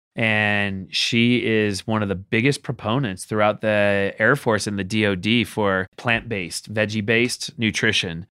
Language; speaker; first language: English; native; English